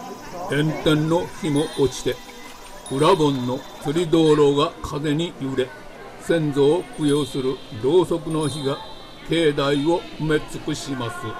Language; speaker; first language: Japanese; native; Japanese